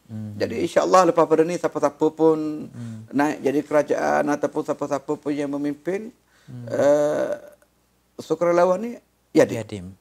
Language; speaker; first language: Malay; native; Malay